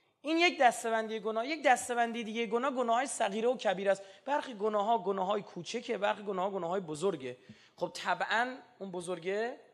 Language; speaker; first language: Persian; native; Persian